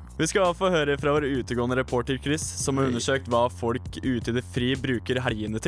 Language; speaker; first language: Norwegian; native; Norwegian